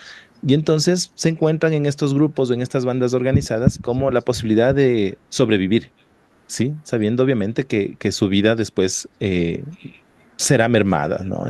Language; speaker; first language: Spanish; native; Spanish